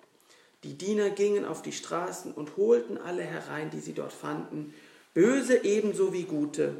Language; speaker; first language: German; native; German